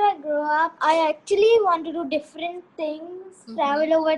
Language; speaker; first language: English; non-native, local second language; Hindi